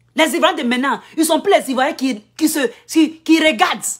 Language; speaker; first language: French; non-native, local second language; Akan